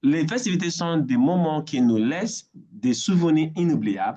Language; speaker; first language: French; non-native, fluent; English